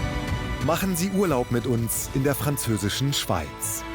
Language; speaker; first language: German; native; German